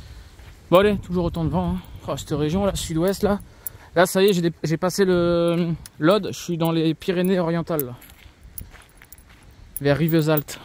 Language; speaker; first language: French; native; French